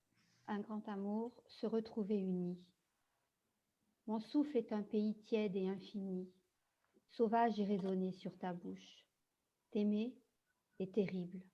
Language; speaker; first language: French; native; French